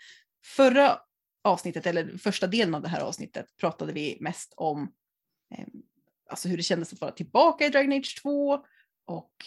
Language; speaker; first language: Swedish; native; Swedish